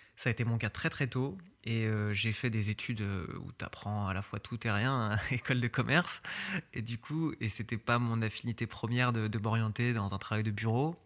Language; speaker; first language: French; early bilingual, other home language; Persian